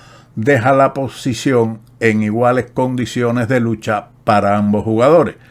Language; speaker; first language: Spanish; native; Spanish